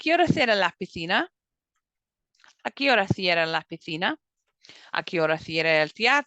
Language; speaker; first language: Spanish; non-native, fluent; English